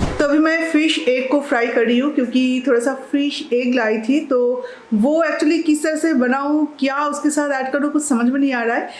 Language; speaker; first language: Hindi; non-native, local second language; Bangla